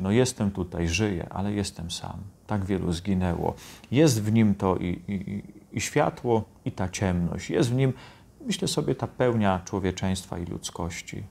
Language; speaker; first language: Polish; native; Polish